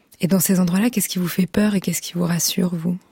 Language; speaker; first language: French; native; French